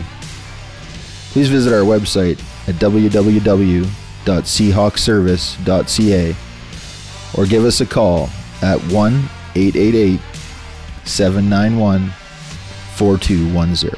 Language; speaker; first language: English; native; English